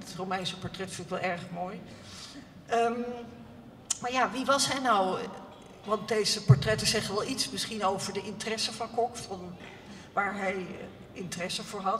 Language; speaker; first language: Dutch; native; Dutch